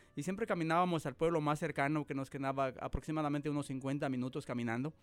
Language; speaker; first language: Spanish; native; Spanish